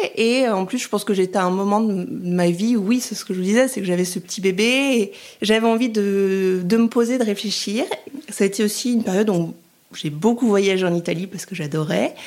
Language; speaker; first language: French; native; French